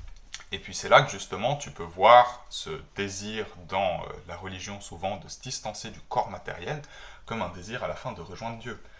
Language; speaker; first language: French; native; French